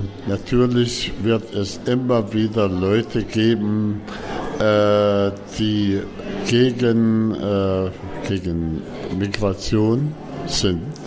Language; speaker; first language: German; non-native, fluent; Arabic